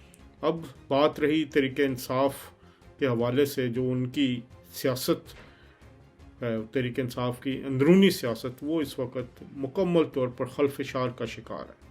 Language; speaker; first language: Urdu; native; Urdu